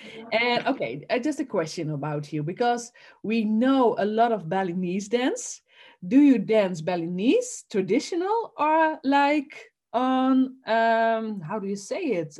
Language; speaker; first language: English; non-native, fluent; Dutch